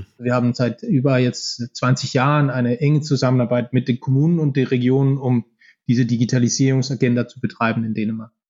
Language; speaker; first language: German; non-native, fluent; Danish